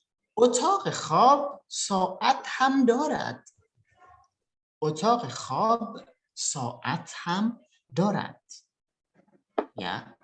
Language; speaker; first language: Persian; non-native, fluent; Indonesian